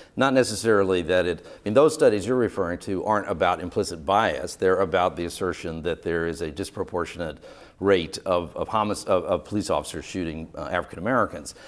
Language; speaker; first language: English; native; English